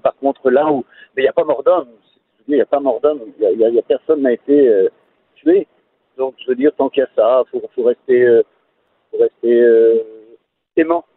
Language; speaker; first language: French; native; French